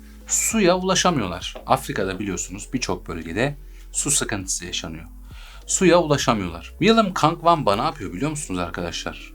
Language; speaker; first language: Turkish; native; Turkish